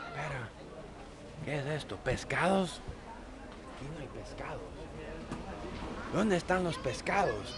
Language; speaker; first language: Spanish; non-native, fluent; English